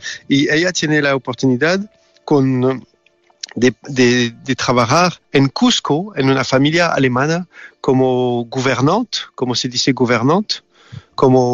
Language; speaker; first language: Spanish; non-native, learner; French